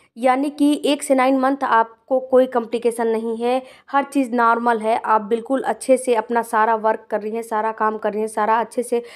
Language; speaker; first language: Hindi; native; Hindi